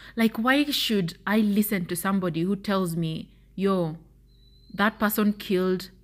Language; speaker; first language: English; non-native, local second language; Swahili